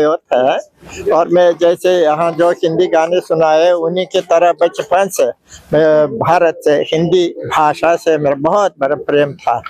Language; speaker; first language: Hindi; non-native, fluent; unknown